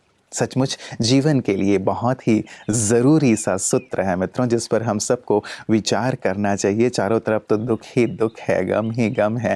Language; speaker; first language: Hindi; native; Hindi